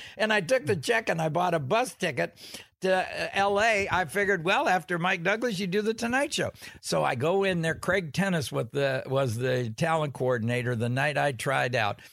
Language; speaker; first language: English; native; English